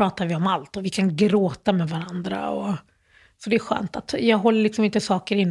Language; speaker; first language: Swedish; early bilingual, other home language; Arabic